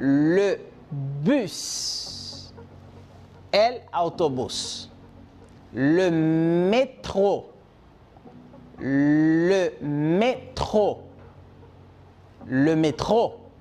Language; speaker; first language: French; non-native, fluent; Spanish